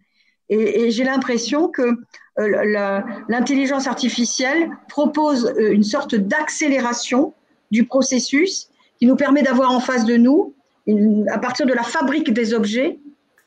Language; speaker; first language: French; native; French